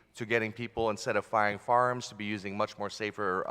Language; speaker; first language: English; early bilingual, other home language; Filipino